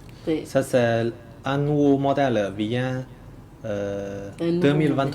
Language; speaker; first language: French; non-native, learner; Chinese